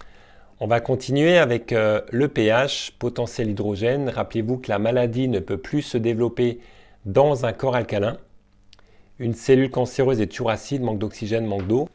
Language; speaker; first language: French; native; French